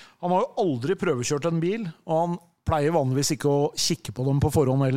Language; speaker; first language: Norwegian; native; Norwegian